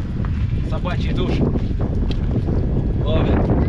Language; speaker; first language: Russian; native; Russian